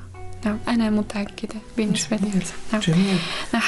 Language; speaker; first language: Arabic; non-native, fluent; Uzbek